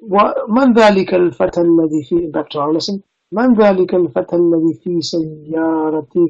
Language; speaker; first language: Arabic; non-native, fluent; English